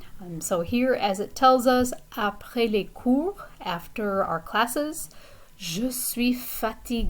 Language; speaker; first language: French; non-native, fluent; English